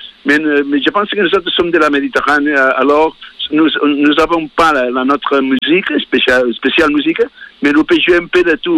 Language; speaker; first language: French; non-native, learner; Spanish